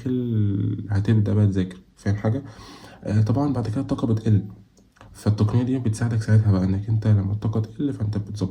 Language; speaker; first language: Arabic; native; Arabic